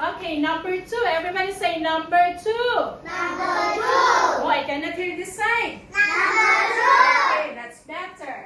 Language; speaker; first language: English; non-native, fluent; Filipino